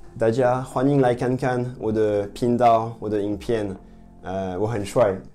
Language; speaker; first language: Chinese; non-native, fluent; French